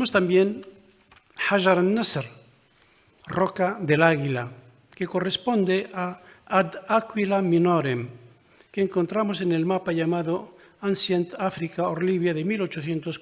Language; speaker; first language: Spanish; non-native, fluent; Arabic